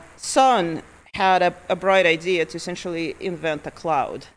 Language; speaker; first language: English; early bilingual, other home language; Russian